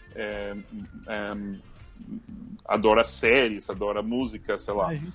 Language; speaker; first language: Portuguese; non-native, fluent; English